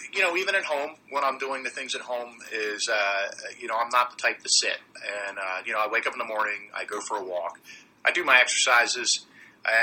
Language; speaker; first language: English; native; English